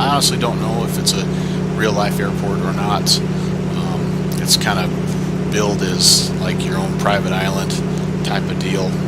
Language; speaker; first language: English; native; English